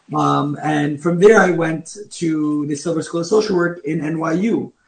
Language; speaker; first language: English; native; English